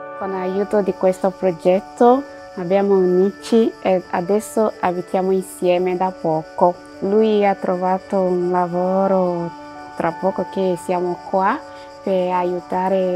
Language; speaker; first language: Italian; non-native, learner; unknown